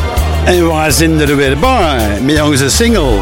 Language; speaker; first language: Dutch; native; Dutch